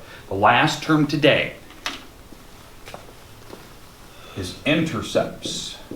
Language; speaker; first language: English; native; English